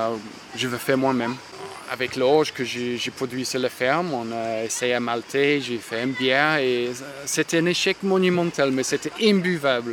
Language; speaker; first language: French; non-native, fluent; English